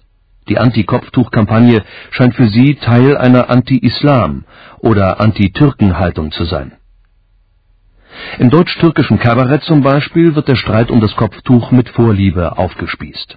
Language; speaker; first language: German; native; German